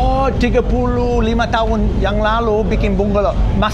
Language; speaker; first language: Indonesian; non-native, fluent; English